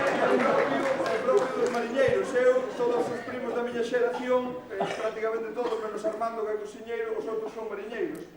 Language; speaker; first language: Galician; native; Galician